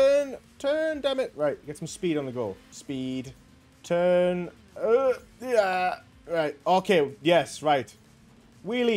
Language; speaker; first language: English; native; English